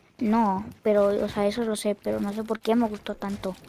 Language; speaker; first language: Spanish; native; Spanish